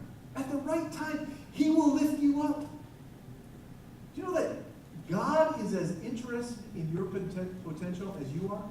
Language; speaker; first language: English; native; English